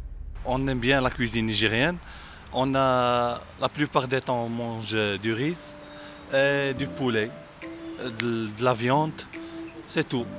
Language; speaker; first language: French; non-native, local second language; Arabic